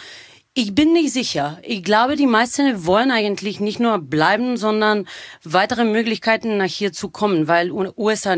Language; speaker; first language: German; non-native, fluent; Bulgarian